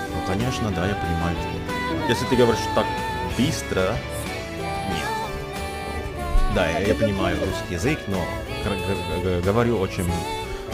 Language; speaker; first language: Russian; non-native, learner; Indonesian